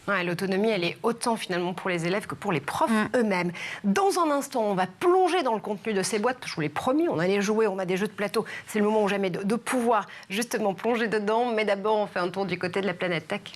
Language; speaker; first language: French; native; French